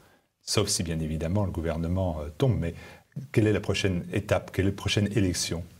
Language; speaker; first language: French; native; French